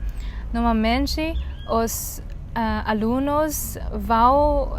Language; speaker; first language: Portuguese; non-native, learner; Chinese